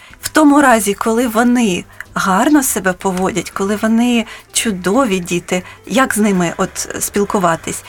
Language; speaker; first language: Ukrainian; native; Ukrainian